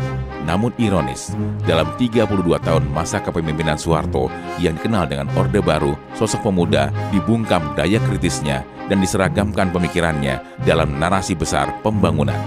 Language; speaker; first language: Indonesian; native; Indonesian